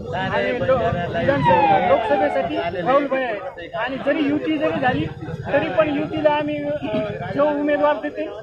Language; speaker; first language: Marathi; non-native, local second language; Lambadi